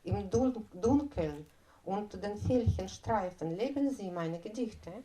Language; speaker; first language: German; non-native, fluent; Russian